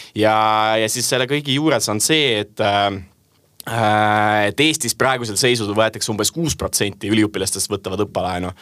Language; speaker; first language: Estonian; non-native, local second language; Russian